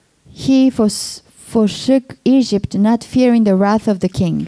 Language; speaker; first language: English; non-native, fluent; Japanese